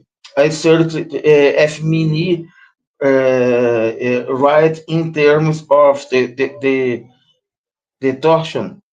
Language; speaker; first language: English; non-native, learner; Portuguese